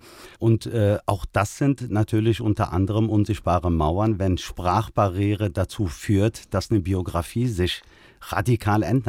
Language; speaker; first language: German; early bilingual, other home language; Turkish